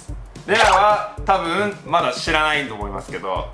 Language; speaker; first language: Japanese; native; Japanese